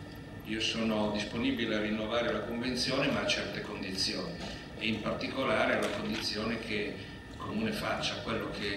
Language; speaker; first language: Italian; native; Italian